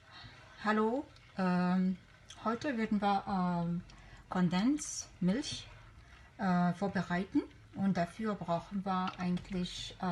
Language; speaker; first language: German; non-native, fluent; Arabic